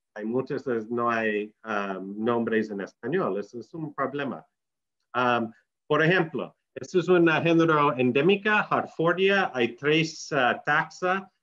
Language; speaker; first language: Spanish; non-native, learner; English